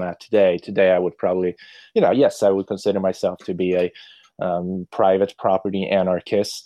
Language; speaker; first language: English; non-native, fluent; Swedish